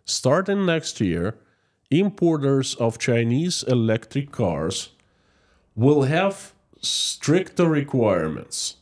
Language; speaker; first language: English; non-native, fluent; Russian